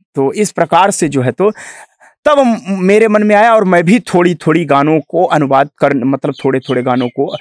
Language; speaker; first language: Hindi; native; Hindi